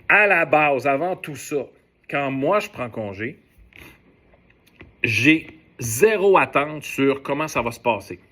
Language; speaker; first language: French; native; French